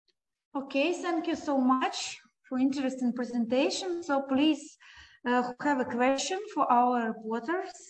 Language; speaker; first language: English; non-native, learner; Ukrainian